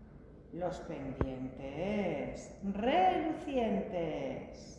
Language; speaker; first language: Spanish; native; Spanish